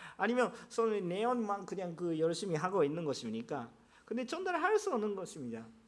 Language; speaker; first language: Korean; non-native, fluent; Japanese